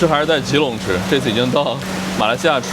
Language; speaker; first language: Chinese; native; Chinese